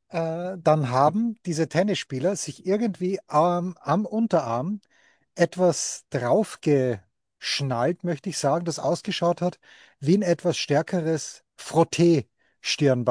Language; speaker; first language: German; native; German